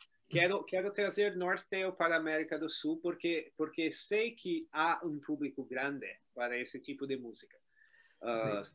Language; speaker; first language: Spanish; non-native, learner; Portuguese